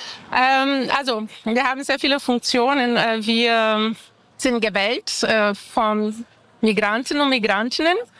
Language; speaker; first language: German; non-native, fluent; Portuguese